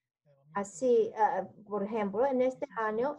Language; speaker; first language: Spanish; non-native, learner; Chinese